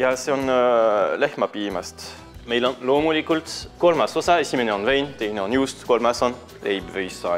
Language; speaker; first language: Estonian; non-native, fluent; French